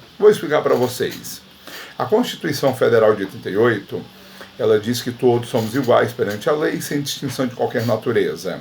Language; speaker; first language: Portuguese; native; Portuguese